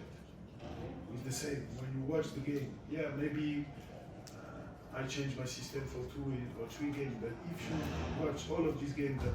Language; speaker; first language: English; non-native, fluent; French